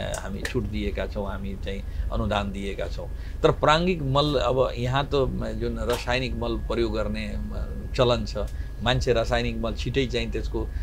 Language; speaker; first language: Nepali; non-native, local second language; Bhojpuri